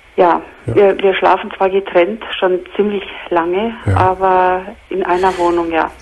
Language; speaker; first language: German; native; German